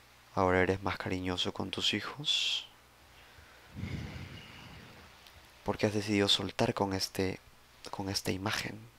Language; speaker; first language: Spanish; native; Spanish